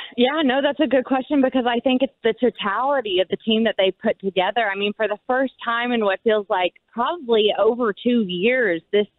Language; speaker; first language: English; native; English